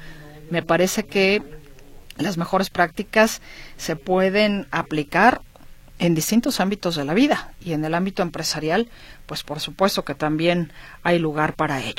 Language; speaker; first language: Spanish; native; Spanish